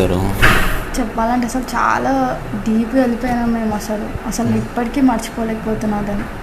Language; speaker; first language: Telugu; native; Telugu